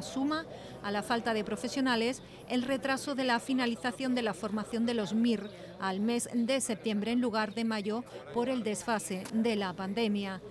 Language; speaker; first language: Spanish; native; Spanish